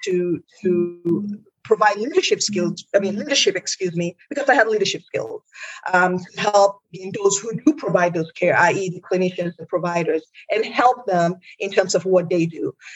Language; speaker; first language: English; non-native, local second language; Yoruba